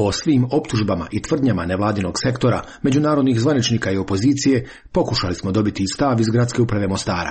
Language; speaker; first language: Serbian; native; Serbian